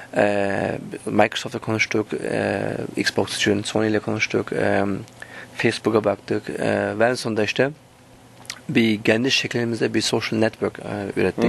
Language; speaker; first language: Turkish; early bilingual, heritage; Turkish